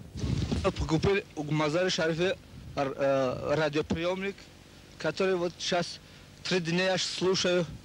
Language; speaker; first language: Russian; non-native, local second language; Tajik